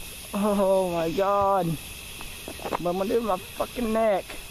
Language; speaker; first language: English; native; English